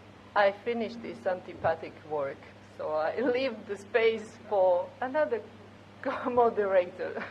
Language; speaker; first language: English; non-native, fluent; Catalan